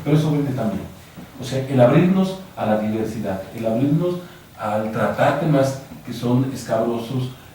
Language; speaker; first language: Spanish; native; Spanish